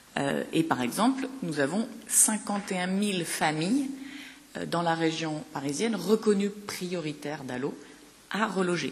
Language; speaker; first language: French; native; French